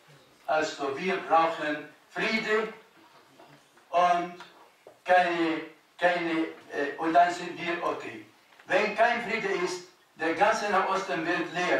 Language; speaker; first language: German; non-native, learner; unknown